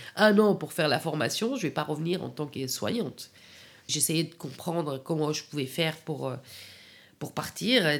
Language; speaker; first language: French; non-native, fluent; Persian